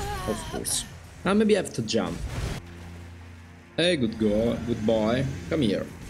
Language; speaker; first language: English; non-native, fluent; Italian